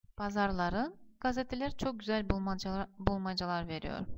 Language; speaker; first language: Turkish; non-native, fluent; Russian